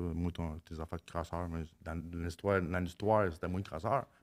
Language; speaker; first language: French; native; French